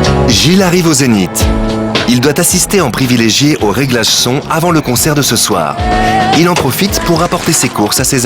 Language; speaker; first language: French; native; French